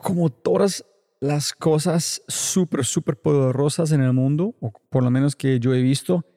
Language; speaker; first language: Spanish; non-native, fluent; English